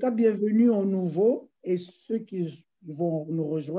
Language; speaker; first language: French; native; French